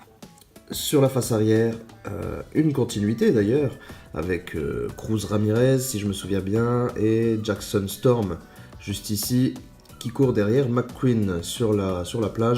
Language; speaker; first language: French; native; French